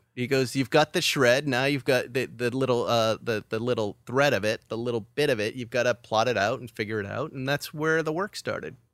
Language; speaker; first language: English; native; English